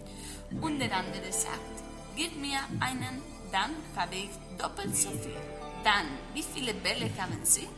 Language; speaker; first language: German; non-native, learner; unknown